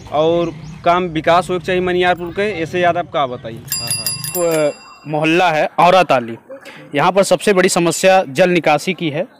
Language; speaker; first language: Hindi; native; Hindi